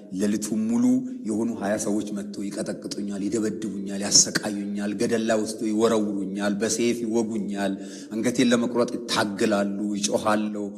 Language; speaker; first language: Amharic; non-native, local second language; Oromo